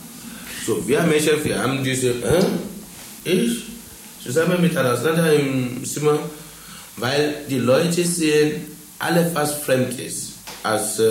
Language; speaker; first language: German; non-native, fluent; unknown